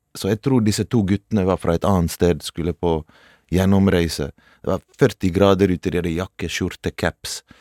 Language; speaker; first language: Norwegian; early bilingual, other home language; Bosnian